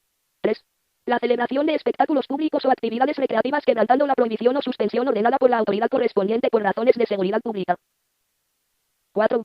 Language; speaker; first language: Spanish; native; Spanish